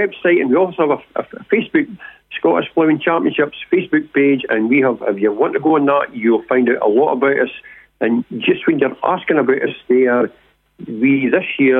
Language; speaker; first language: English; native; English